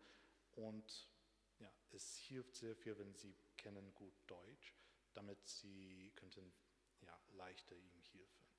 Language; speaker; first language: German; non-native, fluent; Romanian